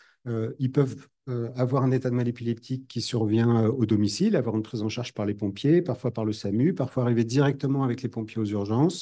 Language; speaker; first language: French; native; French